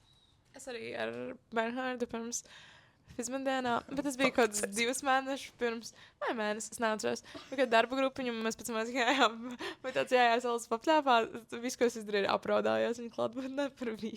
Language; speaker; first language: Latvian; native; Latvian